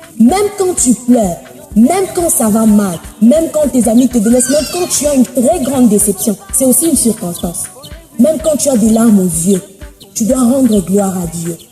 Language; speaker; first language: French; non-native, local second language; Swahili